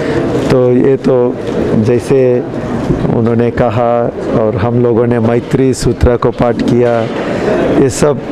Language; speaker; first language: Hindi; non-native, local second language; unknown